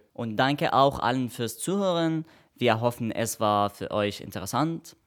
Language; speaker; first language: German; non-native, fluent; Arabic